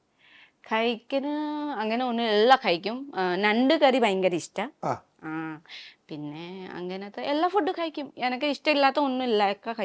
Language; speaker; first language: Malayalam; non-native, learner; Nepali